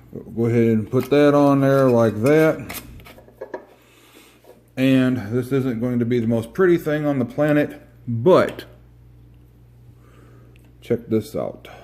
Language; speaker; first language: English; native; English